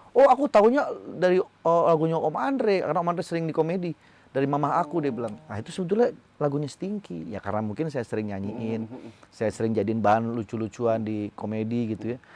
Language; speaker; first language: Indonesian; native; Indonesian